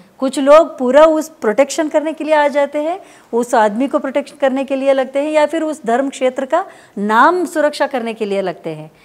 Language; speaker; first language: Hindi; non-native, local second language; Kannada